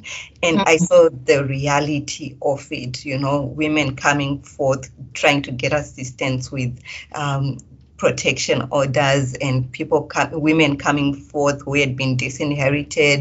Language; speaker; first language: English; non-native, local second language; Shona